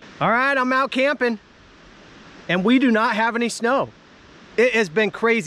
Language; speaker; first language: English; native; English